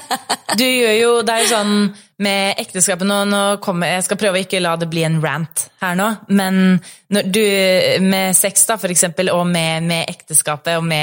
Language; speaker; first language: Norwegian; native; Norwegian